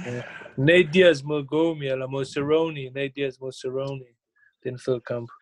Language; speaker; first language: Danish; early bilingual, other home language; Bosnian